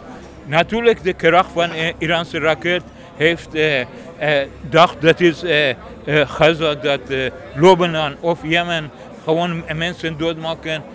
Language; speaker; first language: Dutch; non-native, learner; Persian